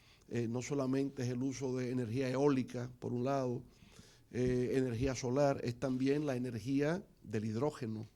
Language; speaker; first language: Spanish; native; Spanish